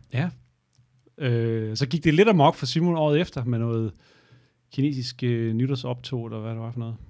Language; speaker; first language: Danish; native; Danish